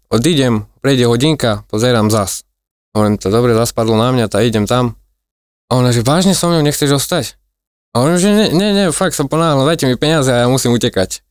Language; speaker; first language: Slovak; native; Slovak